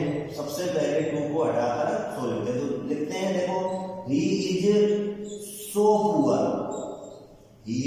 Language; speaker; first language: Hindi; native; Hindi